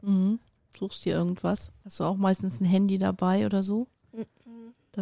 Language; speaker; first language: German; native; German